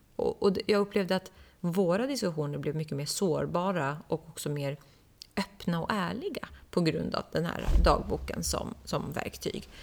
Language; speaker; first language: Swedish; early bilingual, other home language; Persian